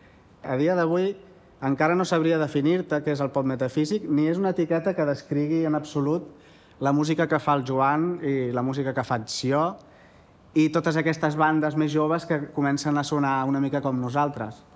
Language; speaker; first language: Catalan; native; Catalan